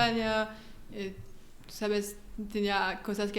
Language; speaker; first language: Spanish; non-native, learner; French